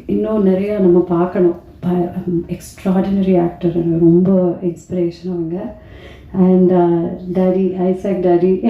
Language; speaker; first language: Tamil; native; Tamil